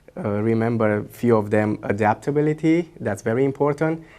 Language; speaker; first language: English; non-native, fluent; Romanian